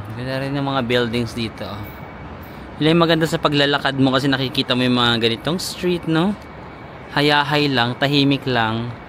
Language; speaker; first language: Filipino; non-native, local second language; Cebuano